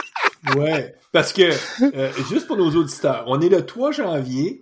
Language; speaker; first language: French; native; French